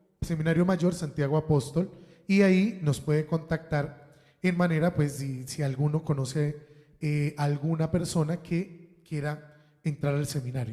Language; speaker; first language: Spanish; native; Spanish